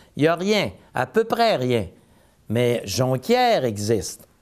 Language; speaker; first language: French; native; French